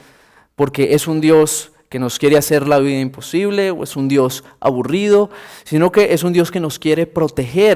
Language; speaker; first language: Spanish; native; Spanish